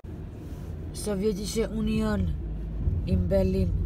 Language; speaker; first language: German; non-native, learner; Russian